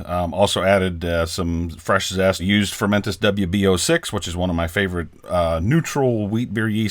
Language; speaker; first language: English; native; English